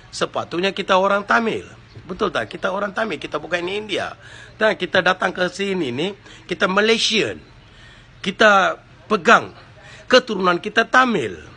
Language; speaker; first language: Malay; non-native, local second language; Tamil